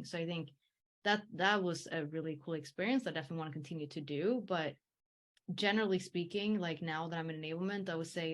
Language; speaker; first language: English; early bilingual, heritage; English